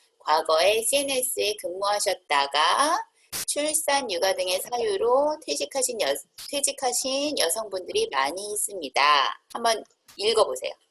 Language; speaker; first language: Korean; native; Korean